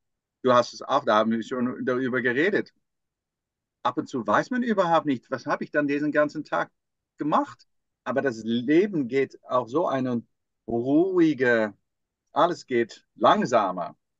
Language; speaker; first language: German; non-native, fluent; Dutch